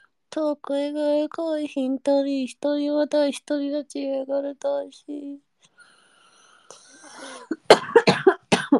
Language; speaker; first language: English; native; English